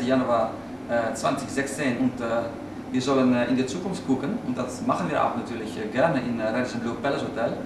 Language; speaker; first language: German; non-native, learner; Dutch